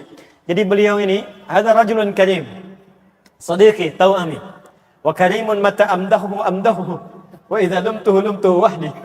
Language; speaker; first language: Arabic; non-native, fluent; Indonesian